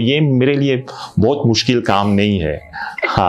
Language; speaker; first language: Hindi; non-native, fluent; Morisyen